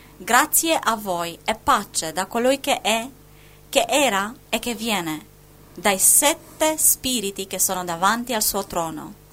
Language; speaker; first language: Italian; non-native, fluent; Spanish